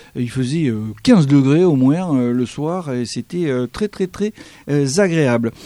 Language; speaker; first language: French; native; French